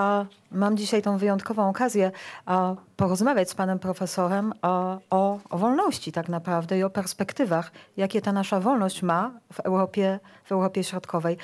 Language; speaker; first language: Polish; native; Polish